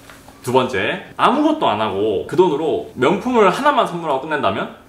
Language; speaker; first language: Korean; native; Korean